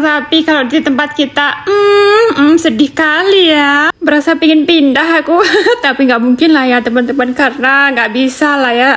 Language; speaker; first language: Indonesian; native; Indonesian